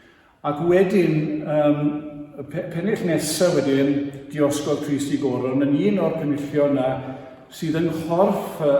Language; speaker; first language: Welsh; native; Welsh